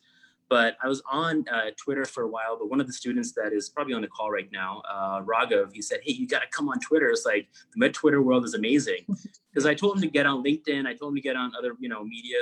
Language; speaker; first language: English; non-native, local second language; Urdu